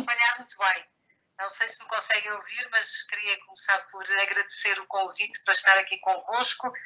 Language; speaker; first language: Portuguese; native; Portuguese